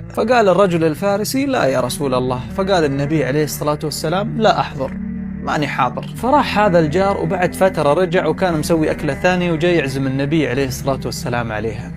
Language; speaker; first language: Arabic; native; Arabic